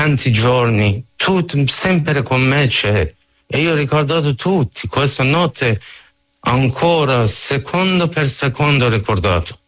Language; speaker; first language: Italian; non-native, learner; Persian